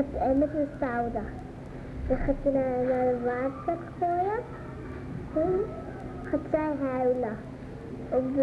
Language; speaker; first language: Dutch; early bilingual, other home language; Arabic